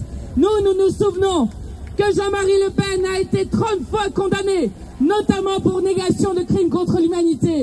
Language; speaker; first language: French; native; French